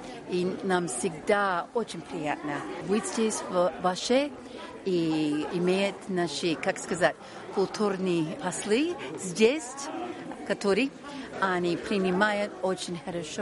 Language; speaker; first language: Russian; non-native, fluent; English